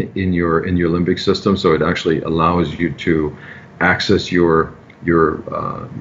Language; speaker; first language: English; non-native, fluent; German